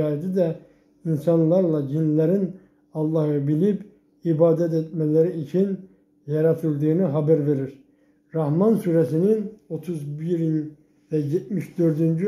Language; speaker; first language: Turkish; native; Turkish